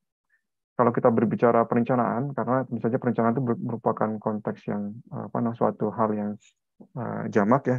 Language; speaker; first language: Indonesian; native; Indonesian